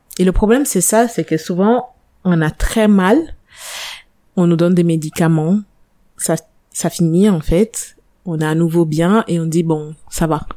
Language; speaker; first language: French; non-native, fluent; Italian